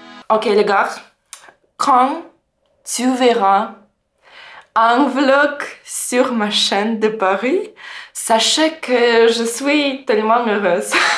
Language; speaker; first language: French; non-native, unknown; Russian